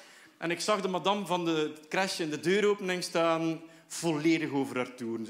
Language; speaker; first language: Dutch; native; Dutch